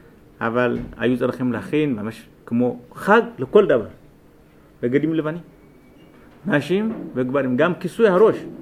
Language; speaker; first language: Hebrew; non-native, fluent; Amharic